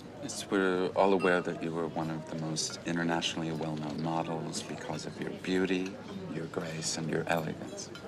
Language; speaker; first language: English; native; English